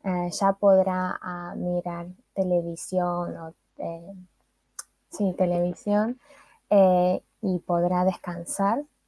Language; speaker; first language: Spanish; non-native, fluent; Chinese